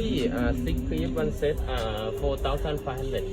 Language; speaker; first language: English; non-native, learner; Thai